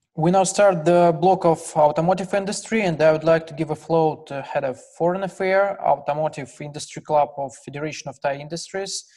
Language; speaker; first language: English; non-native, fluent; Russian